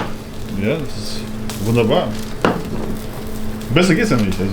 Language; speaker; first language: German; native; German